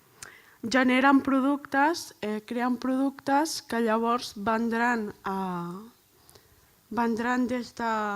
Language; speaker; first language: Catalan; non-native, local second language; Spanish